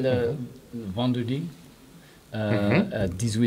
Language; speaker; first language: French; non-native, learner; English